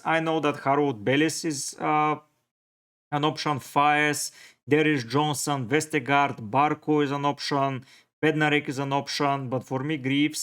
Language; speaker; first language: English; non-native, fluent; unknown